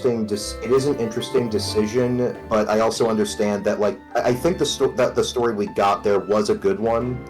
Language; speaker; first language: English; native; English